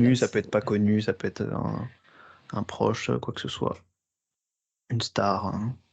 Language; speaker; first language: French; native; French